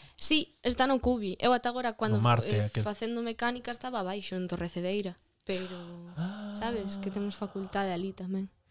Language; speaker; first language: Galician; native; Galician